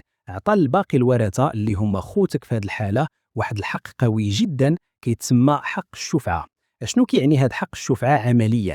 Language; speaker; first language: Arabic; native; Arabic